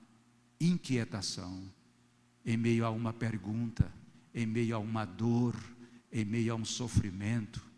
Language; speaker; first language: Portuguese; native; Portuguese